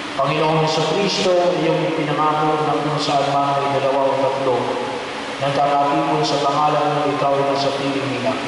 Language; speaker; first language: Filipino; native; Filipino